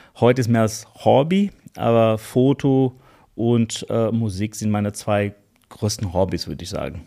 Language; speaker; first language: German; non-native, fluent; Portuguese